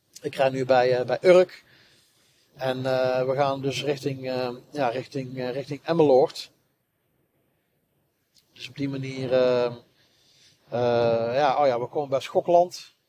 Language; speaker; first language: Dutch; native; Dutch